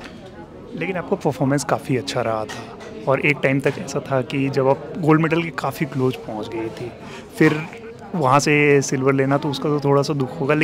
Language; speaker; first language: Hindi; native; Hindi